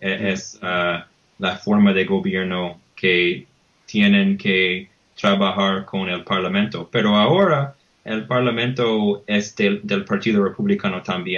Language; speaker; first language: Spanish; non-native, fluent; English